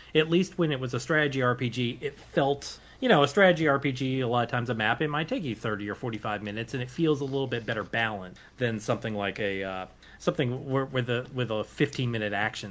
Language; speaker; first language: English; native; English